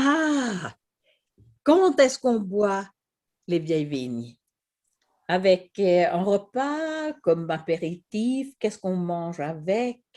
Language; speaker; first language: French; non-native, fluent; Swedish